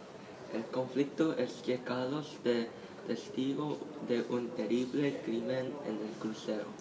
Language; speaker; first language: Spanish; non-native, learner; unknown